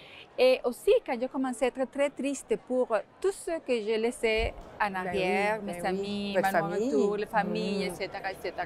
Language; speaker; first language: French; non-native, fluent; Spanish